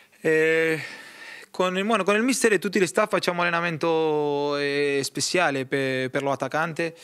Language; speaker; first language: Italian; non-native, learner; Spanish